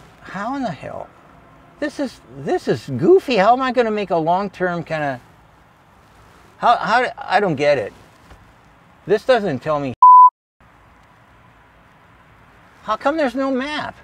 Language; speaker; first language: English; native; English